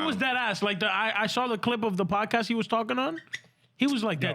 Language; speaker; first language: English; early bilingual, other home language; Spanish